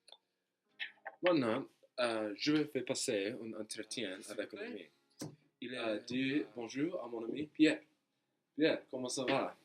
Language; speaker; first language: French; non-native, learner; English